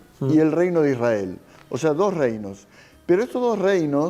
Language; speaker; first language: Spanish; native; Spanish